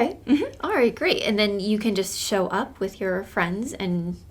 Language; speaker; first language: English; native; English